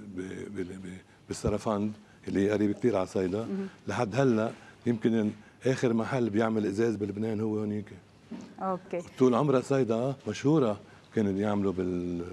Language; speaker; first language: Arabic; native; Arabic